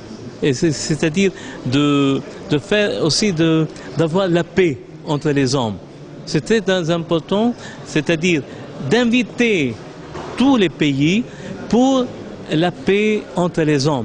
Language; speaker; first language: French; non-native, local second language; Arabic